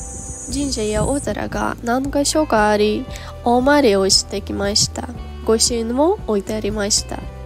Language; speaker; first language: Japanese; non-native, fluent; Ukrainian